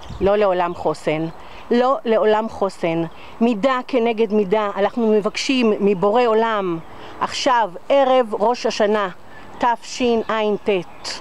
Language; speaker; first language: Hebrew; native; Hebrew